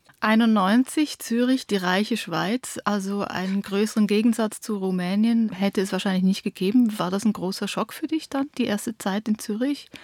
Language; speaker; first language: German; native; German